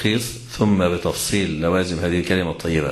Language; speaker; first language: Arabic; native; Arabic